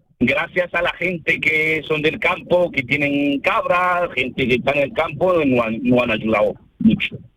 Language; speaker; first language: Spanish; early bilingual, other home language; Arabic